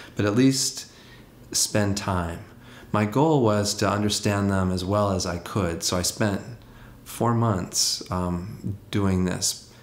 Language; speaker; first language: English; native; English